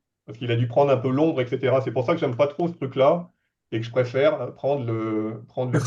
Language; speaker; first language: French; native; French